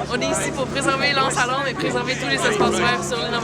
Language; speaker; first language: French; native; French